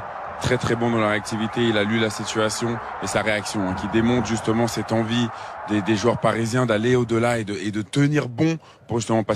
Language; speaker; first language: French; native; French